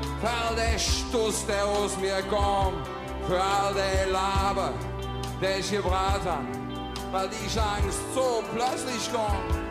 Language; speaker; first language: German; native; German